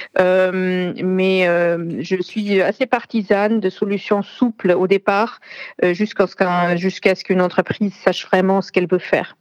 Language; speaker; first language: French; non-native, fluent; German